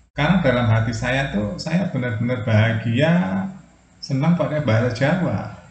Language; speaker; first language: Indonesian; non-native, local second language; Javanese